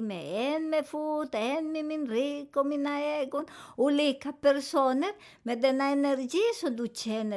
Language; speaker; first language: Swedish; non-native, learner; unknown